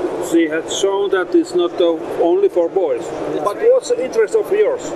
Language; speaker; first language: English; non-native, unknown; Finnish